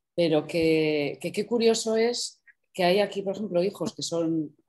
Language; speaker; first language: Spanish; native; Spanish